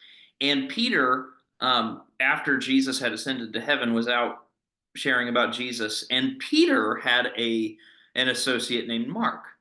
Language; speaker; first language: English; native; English